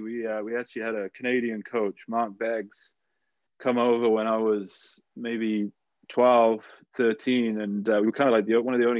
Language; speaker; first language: English; native; English